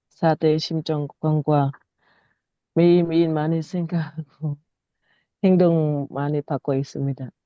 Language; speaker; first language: Korean; non-native, learner; Thai